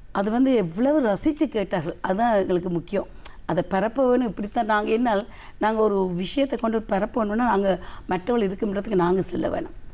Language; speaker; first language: Tamil; native; Tamil